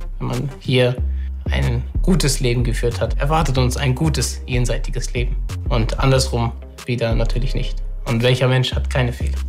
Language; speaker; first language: German; early bilingual, other home language; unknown